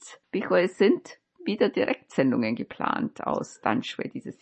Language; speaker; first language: German; native; German